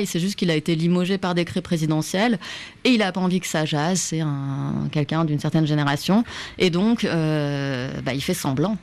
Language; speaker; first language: French; native; French